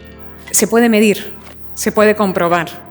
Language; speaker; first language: Spanish; native; Spanish